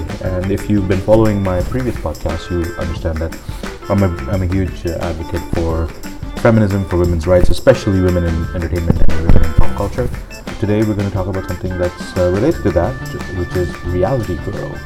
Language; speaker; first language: English; non-native, local second language; Urdu